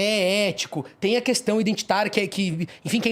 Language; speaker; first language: Portuguese; native; Portuguese